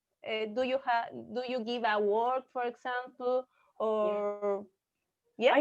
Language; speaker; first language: English; non-native, learner; Spanish